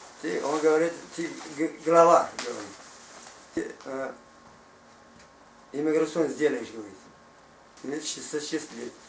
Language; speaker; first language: Russian; non-native, learner; Tajik